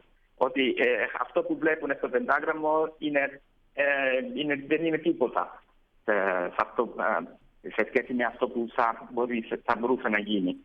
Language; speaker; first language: Greek; non-native, fluent; Italian